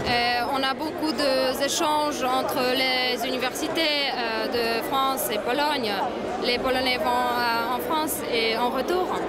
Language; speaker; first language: French; non-native, fluent; Polish